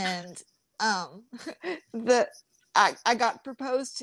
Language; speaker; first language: English; native; English